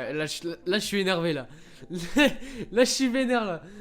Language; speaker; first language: French; native; French